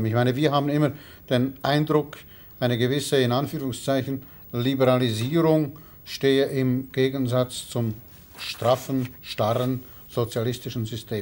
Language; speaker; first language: German; native; German